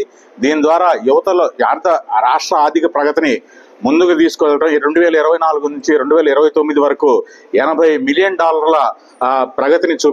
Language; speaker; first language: Telugu; native; Telugu